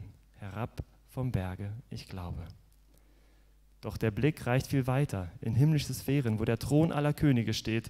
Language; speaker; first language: German; native; German